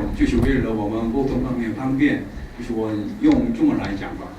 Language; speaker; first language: Chinese; non-native, fluent; Korean